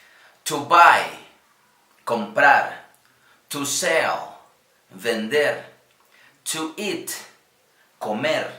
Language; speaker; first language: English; non-native, fluent; Spanish